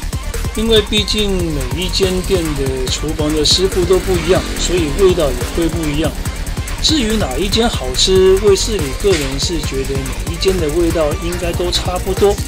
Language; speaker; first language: Chinese; native; Chinese